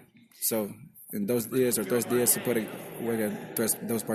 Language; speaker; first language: Spanish; non-native, learner; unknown